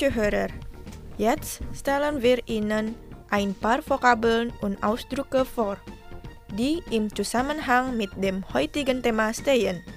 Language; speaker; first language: German; non-native, fluent; Indonesian